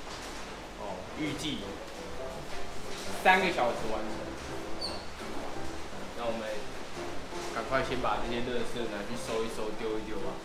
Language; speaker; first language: Chinese; native; Chinese